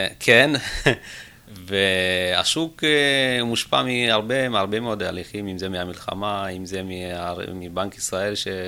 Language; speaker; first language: Hebrew; early bilingual, other home language; Amharic